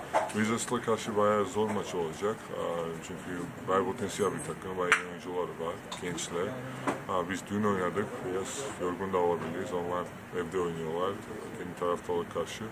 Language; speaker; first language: Turkish; non-native, fluent; Georgian